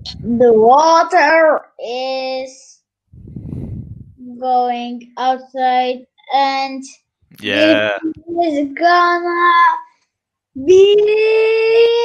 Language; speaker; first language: English; non-native, learner; Turkish